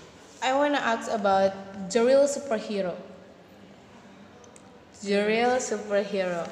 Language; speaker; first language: English; non-native, learner; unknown